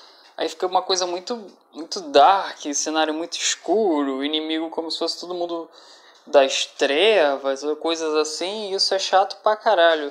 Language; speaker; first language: Portuguese; native; Portuguese